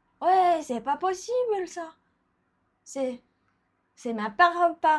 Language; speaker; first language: French; non-native, learner; Japanese